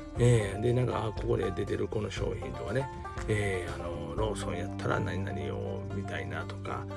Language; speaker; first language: Japanese; native; Japanese